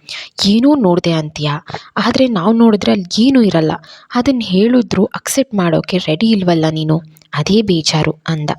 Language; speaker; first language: Kannada; native; Kannada